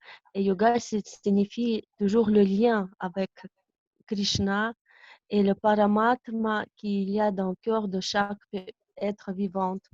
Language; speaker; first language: French; non-native, fluent; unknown